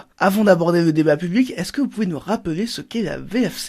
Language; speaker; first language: French; native; French